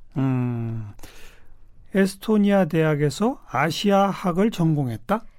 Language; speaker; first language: Korean; native; Korean